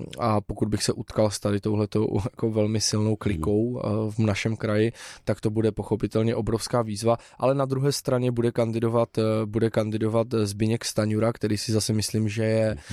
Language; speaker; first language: Czech; native; Czech